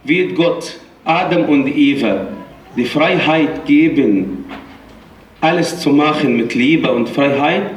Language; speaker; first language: German; non-native, fluent; Arabic